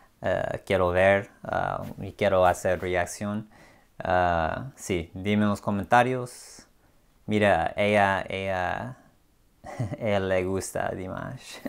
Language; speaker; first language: Spanish; non-native, learner; English